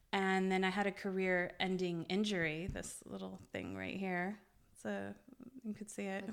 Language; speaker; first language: English; early bilingual, other home language; Armenian